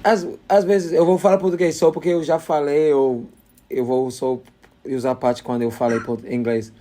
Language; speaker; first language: Portuguese; non-native, fluent; English